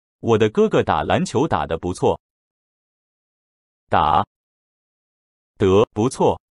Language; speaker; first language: Chinese; non-native, learner; English